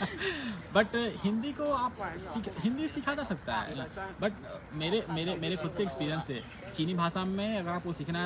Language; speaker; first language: Hindi; native; Hindi